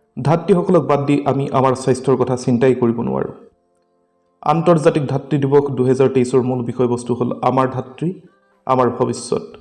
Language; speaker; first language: Assamese; native; Assamese